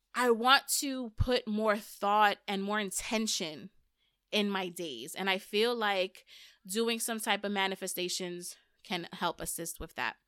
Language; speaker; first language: English; early bilingual, other home language; Spanish